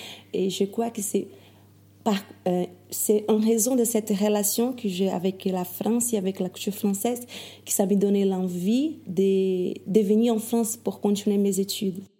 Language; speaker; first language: French; non-native, fluent; Portuguese